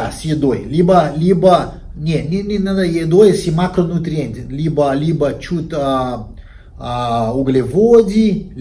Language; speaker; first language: Russian; non-native, fluent; Portuguese